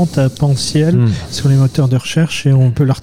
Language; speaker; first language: French; native; French